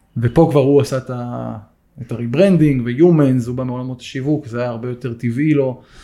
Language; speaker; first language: Hebrew; native; Hebrew